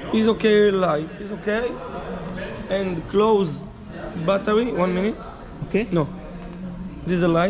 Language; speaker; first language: English; non-native, learner; Hebrew